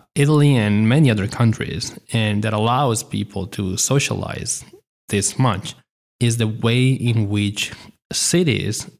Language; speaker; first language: English; non-native, fluent; Italian